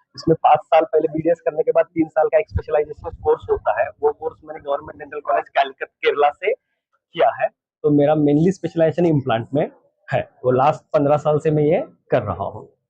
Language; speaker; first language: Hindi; non-native, local second language; Marathi